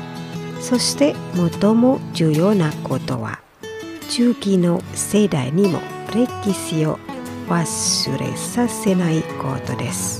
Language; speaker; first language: Japanese; non-native, fluent; Indonesian